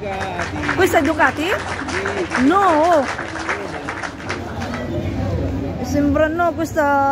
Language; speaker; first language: Italian; non-native, fluent; Filipino